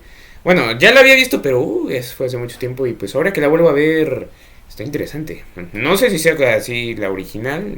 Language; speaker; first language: Spanish; native; Spanish